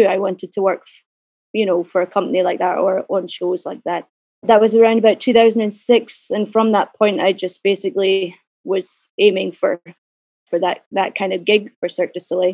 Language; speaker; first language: English; native; English